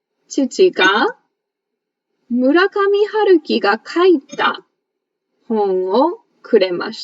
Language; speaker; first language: Japanese; non-native, fluent; English